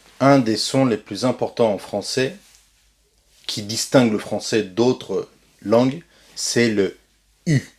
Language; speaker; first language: French; native; French